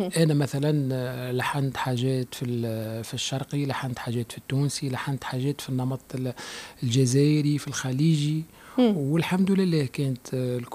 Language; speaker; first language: Arabic; native; Arabic